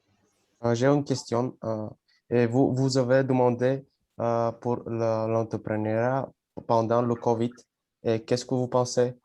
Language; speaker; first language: French; non-native, learner; Bulgarian